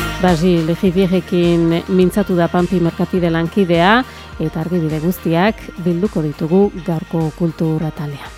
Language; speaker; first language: Basque; native; Basque